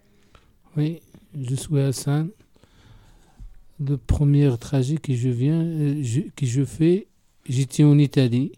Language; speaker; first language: French; non-native, learner; Arabic